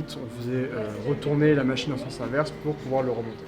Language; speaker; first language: French; native; French